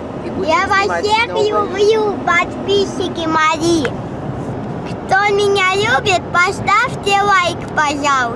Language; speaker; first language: Russian; early bilingual, heritage; Russian